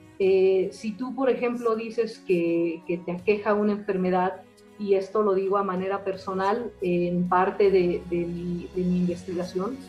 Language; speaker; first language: Spanish; native; Spanish